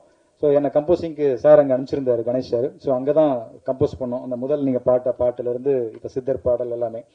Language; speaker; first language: Tamil; native; Tamil